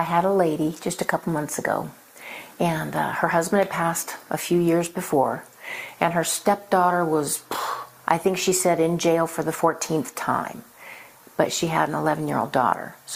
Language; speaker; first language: English; native; English